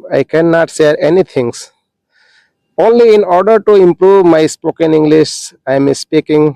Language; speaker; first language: English; non-native, local second language; Hindi